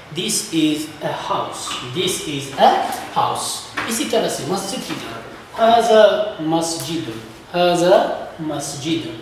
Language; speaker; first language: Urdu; non-native, local second language; Kashmiri